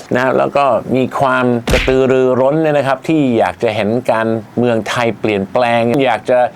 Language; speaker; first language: Thai; native; Thai